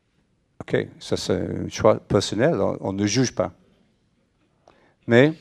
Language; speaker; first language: French; non-native, fluent; English